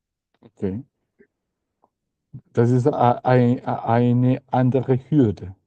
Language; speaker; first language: German; non-native, learner; Spanish